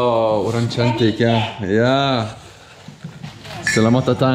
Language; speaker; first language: Indonesian; non-native, learner; English